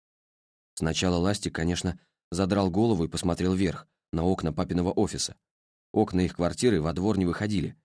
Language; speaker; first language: Russian; native; Russian